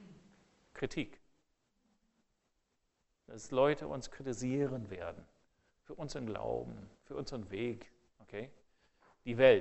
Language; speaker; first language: German; non-native, fluent; English